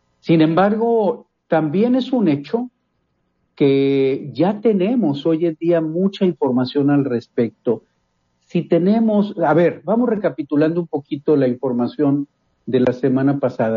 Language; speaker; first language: Spanish; native; Spanish